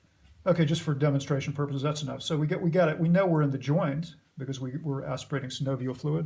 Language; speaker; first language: English; native; English